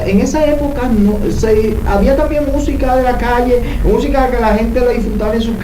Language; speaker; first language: Spanish; native; Spanish